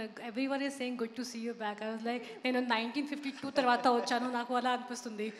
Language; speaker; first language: Telugu; non-native, learner; Hindi